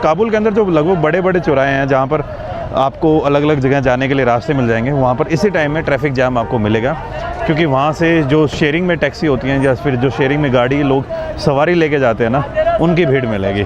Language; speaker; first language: Hindi; native; Hindi